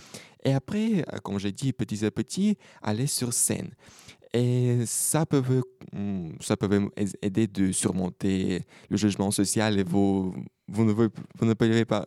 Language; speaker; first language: French; non-native, learner; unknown